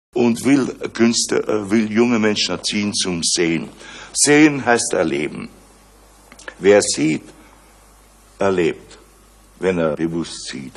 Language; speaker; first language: German; native; German